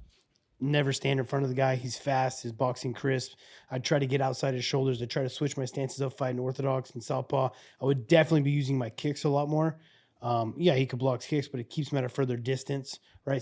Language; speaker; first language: English; native; English